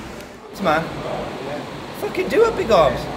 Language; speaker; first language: English; native; English